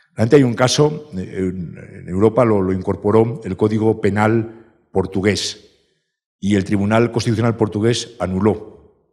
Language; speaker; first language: Spanish; native; Spanish